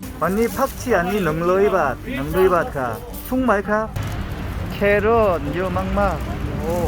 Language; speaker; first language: Thai; non-native, learner; Korean